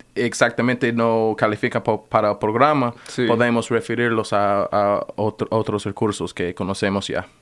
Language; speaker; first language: Spanish; non-native, fluent; English